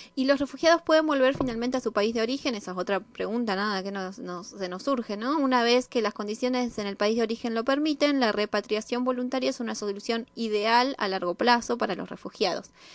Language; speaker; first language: Spanish; native; Spanish